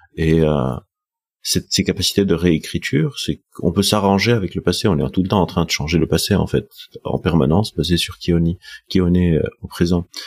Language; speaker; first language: French; non-native, local second language; Arabic